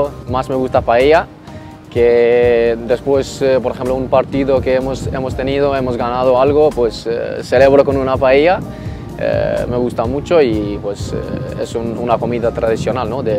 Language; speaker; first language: Spanish; non-native, fluent; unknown